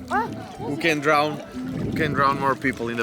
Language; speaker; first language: English; non-native, fluent; Portuguese